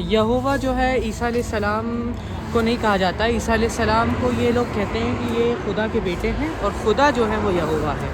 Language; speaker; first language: Hindi; native; Hindi